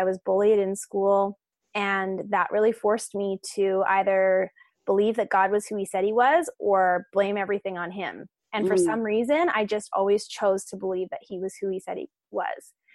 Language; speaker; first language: English; native; English